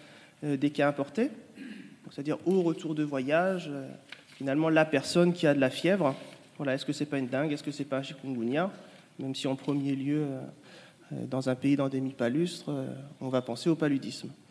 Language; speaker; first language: French; native; French